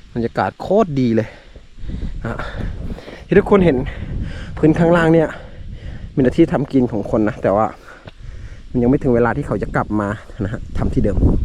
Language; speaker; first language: Thai; non-native, local second language; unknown